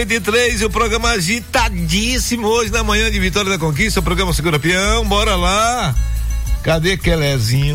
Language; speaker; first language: Portuguese; native; Portuguese